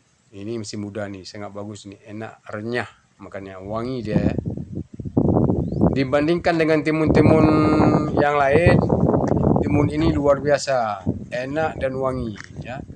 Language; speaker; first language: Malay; non-native, local second language; Achinese